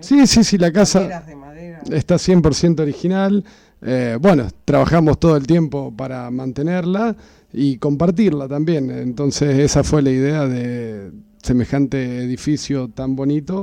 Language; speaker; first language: Spanish; native; Spanish